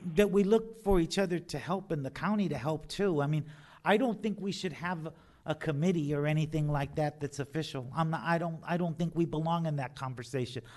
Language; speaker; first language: English; native; English